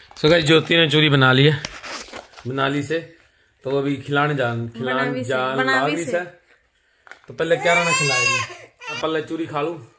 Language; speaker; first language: Hindi; native; Hindi